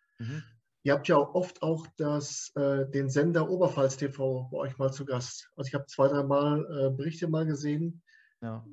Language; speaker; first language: German; native; German